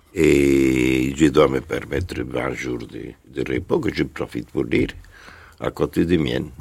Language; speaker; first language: French; non-native, fluent; Spanish